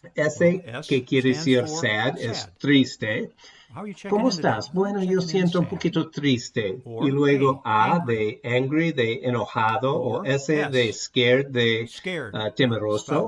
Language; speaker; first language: Spanish; non-native, fluent; English